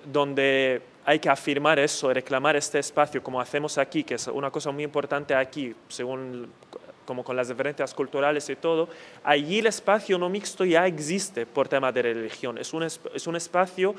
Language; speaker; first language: Spanish; non-native, fluent; Arabic